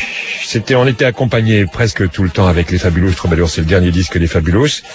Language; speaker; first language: French; native; French